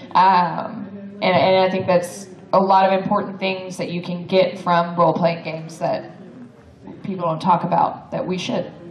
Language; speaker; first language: English; native; English